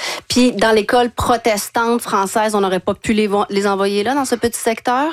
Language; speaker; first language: French; native; French